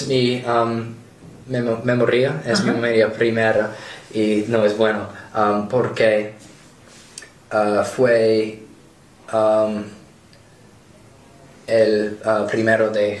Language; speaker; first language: Spanish; non-native, learner; English